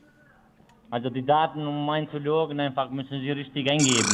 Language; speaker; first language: German; non-native, fluent; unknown